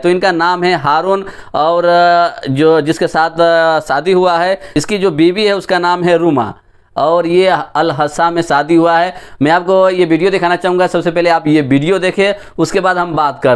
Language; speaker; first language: Hindi; native; Hindi